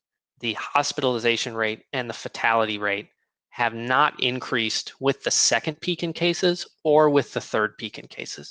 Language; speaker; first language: English; native; English